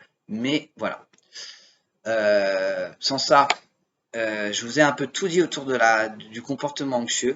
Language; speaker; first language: French; native; French